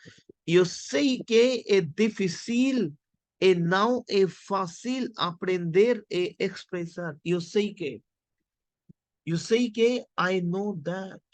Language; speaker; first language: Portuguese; non-native, learner; Hindi